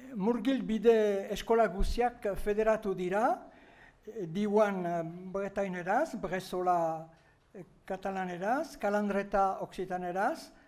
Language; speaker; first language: Basque; native; Basque